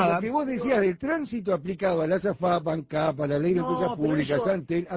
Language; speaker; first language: Spanish; native; Spanish